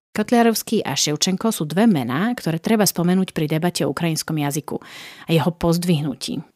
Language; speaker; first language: Slovak; native; Slovak